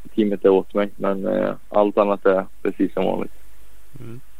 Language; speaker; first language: Swedish; native; Swedish